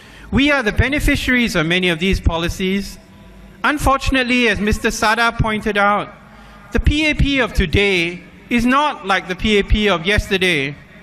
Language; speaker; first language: English; native; English